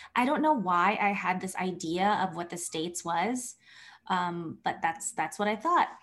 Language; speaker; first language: English; early bilingual, other home language; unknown